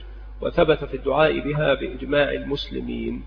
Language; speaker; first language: Arabic; native; Arabic